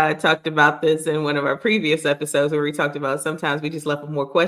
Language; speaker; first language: English; native; English